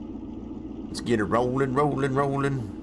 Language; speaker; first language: English; native; English